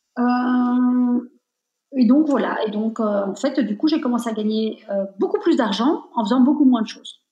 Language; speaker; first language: French; native; French